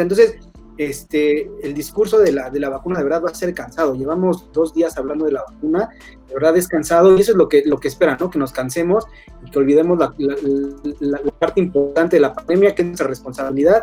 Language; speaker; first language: Spanish; native; Spanish